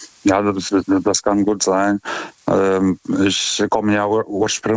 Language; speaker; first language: German; non-native, fluent; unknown